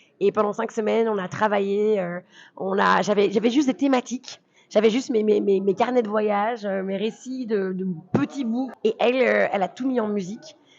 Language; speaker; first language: French; early bilingual, other home language; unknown